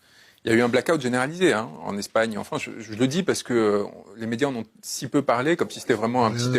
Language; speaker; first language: French; native; French